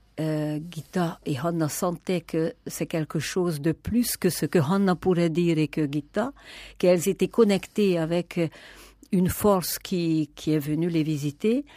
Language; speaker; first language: French; non-native, fluent; Hungarian